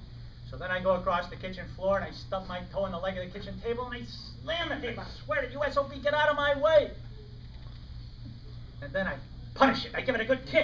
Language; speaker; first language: English; native; English